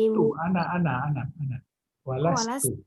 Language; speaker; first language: Arabic; non-native, fluent; Indonesian